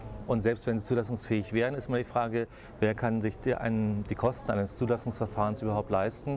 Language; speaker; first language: German; native; German